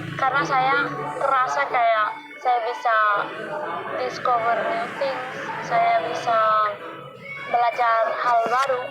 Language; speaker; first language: Indonesian; non-native, fluent; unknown